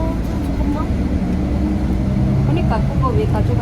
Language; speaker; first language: Korean; non-native, learner; Filipino